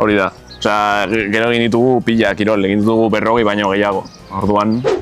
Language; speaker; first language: Basque; non-native, local second language; Spanish